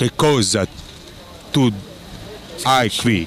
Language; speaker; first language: Italian; non-native, learner; Croatian